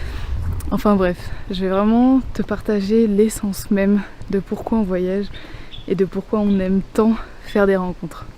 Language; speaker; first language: French; native; French